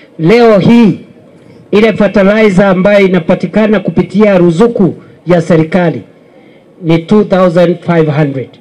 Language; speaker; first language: Swahili; non-native, local second language; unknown